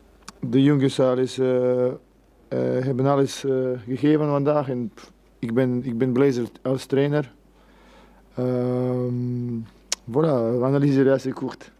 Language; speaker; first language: Dutch; non-native, learner; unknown